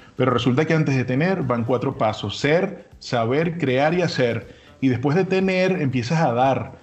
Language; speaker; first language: Spanish; native; Spanish